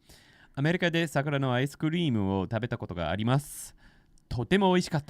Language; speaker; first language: Japanese; non-native, fluent; English